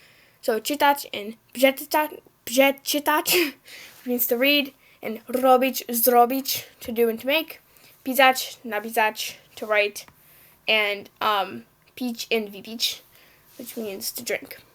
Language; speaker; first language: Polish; non-native, learner; English